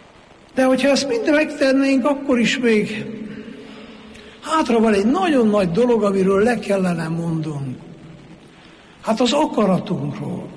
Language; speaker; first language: Hungarian; native; Hungarian